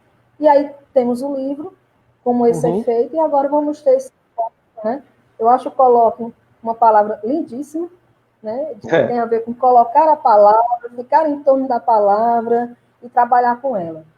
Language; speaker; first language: Portuguese; native; Portuguese